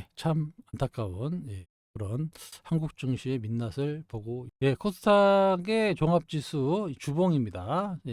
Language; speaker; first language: Korean; native; Korean